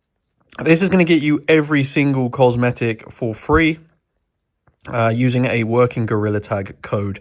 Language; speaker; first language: English; native; English